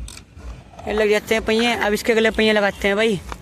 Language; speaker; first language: Hindi; native; Hindi